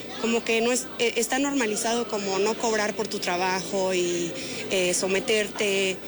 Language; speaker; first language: Spanish; native; Spanish